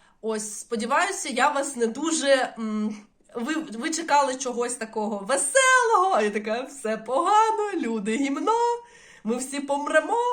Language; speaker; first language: Ukrainian; non-native, local second language; Russian